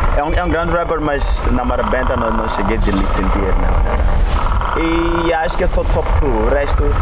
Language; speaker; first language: Portuguese; non-native, local second language; Tsonga